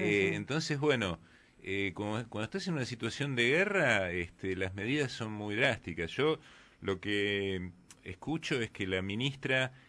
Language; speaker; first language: Spanish; native; Spanish